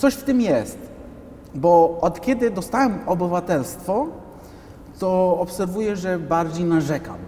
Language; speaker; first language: Polish; non-native, fluent; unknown